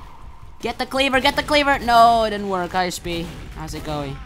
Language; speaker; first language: English; native; English